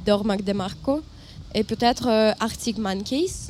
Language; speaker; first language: French; non-native, learner; Ukrainian